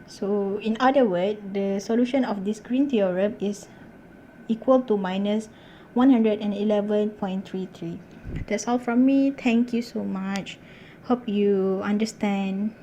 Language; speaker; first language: English; non-native, local second language; Malay